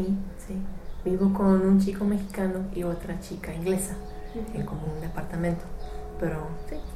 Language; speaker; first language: Spanish; non-native, fluent; English